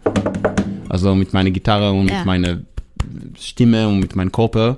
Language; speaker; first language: German; non-native, learner; Hebrew